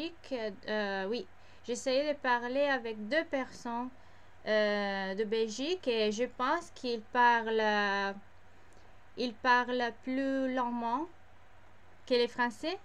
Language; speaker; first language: French; non-native, learner; English